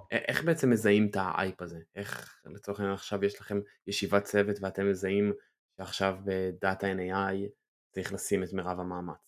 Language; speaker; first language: Hebrew; native; Hebrew